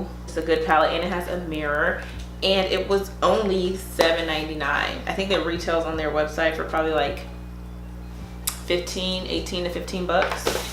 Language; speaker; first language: English; native; English